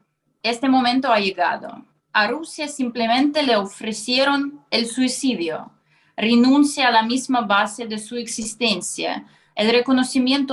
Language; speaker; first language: Spanish; non-native, fluent; Russian